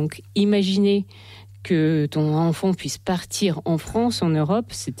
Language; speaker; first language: French; non-native, fluent; Russian